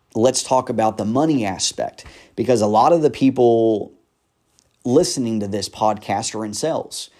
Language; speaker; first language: English; native; English